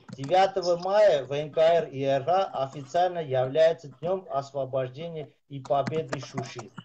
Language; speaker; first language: Russian; non-native, local second language; Armenian